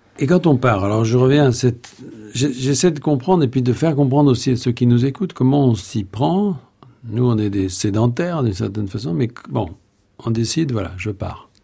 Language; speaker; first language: French; native; French